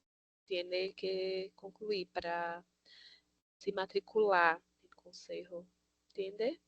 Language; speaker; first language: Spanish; non-native, learner; Portuguese